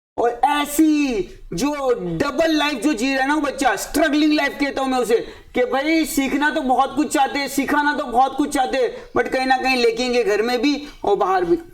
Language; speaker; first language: Hindi; native; Hindi